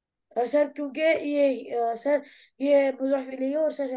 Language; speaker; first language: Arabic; non-native, learner; Urdu